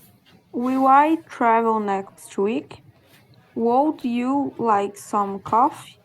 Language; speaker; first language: English; non-native, learner; Portuguese